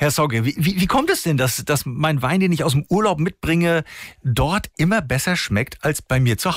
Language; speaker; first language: German; native; German